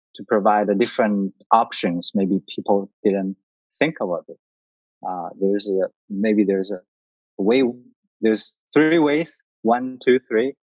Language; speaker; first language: English; non-native, learner; Chinese